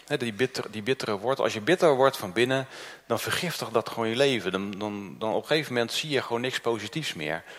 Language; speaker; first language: Dutch; early bilingual, other home language; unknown